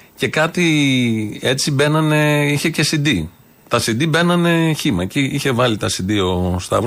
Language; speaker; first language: Greek; native; Greek